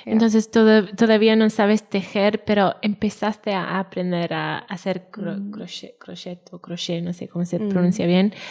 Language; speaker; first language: Spanish; non-native, fluent; Welsh